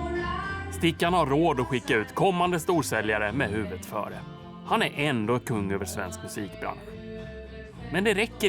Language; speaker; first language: Swedish; native; Swedish